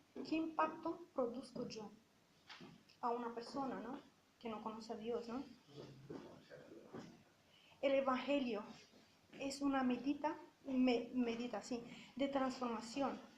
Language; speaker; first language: Spanish; non-native, fluent; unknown